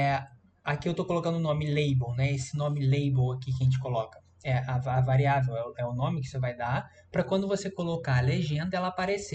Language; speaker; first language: Portuguese; native; Portuguese